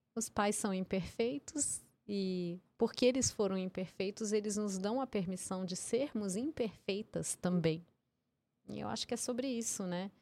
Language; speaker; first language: Portuguese; early bilingual, heritage; English